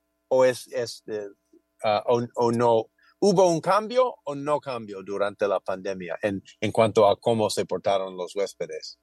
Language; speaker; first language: Spanish; non-native, fluent; English